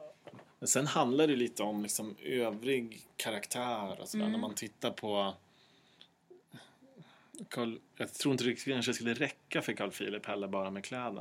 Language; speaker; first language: Swedish; native; Swedish